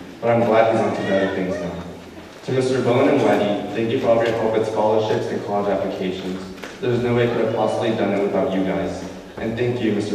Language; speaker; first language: English; early bilingual, other home language; Spanish